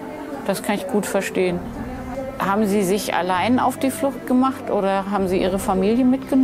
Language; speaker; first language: German; native; German